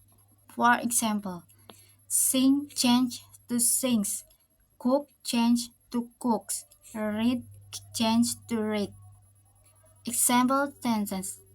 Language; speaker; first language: English; non-native, learner; Indonesian